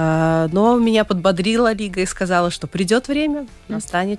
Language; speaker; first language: Russian; native; Russian